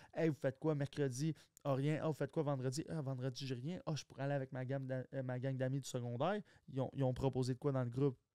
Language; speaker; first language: French; native; French